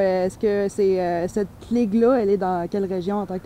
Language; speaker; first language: French; native; French